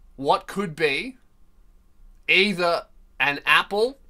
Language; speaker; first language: English; native; English